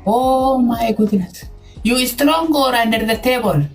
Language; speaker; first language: English; non-native, learner; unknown